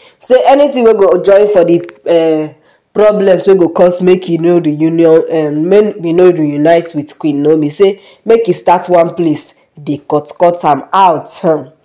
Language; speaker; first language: Nigerian Pidgin; non-native, local second language; Yoruba